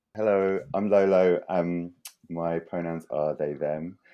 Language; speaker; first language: English; native; English